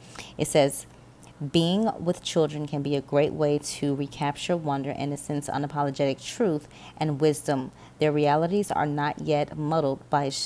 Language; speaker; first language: English; native; English